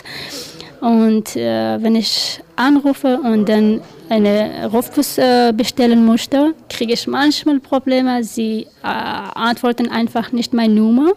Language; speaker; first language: German; non-native, learner; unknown